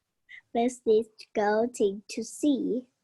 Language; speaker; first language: English; non-native, learner; Vietnamese